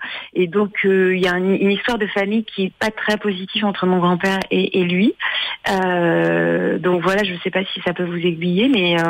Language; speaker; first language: French; native; French